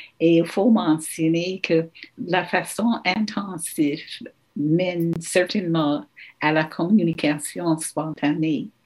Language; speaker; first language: French; non-native, local second language; English